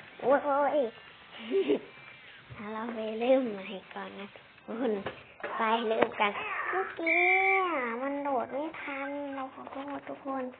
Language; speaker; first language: Thai; native; Thai